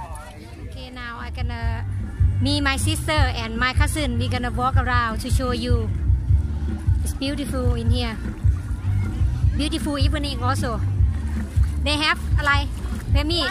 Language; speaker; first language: English; non-native, learner; Thai